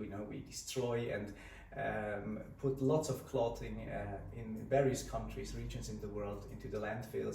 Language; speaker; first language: English; non-native, fluent; Swiss German